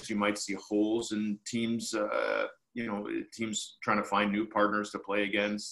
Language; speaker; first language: English; native; English